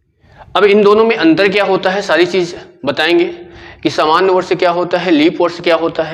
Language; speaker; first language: Hindi; native; Hindi